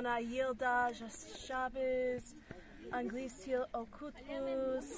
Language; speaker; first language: Kyrgyz; non-native, learner; English